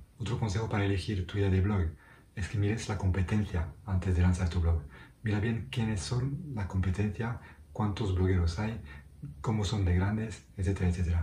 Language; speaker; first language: Spanish; non-native, fluent; French